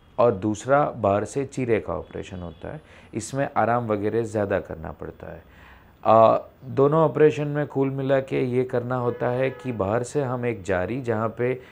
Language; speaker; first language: Hindi; non-native, local second language; Gujarati